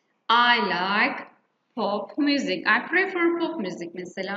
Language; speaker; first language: English; non-native, fluent; Turkish